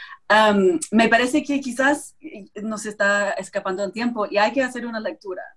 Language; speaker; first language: Spanish; non-native, fluent; English